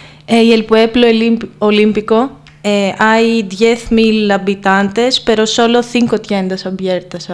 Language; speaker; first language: Spanish; non-native, fluent; Greek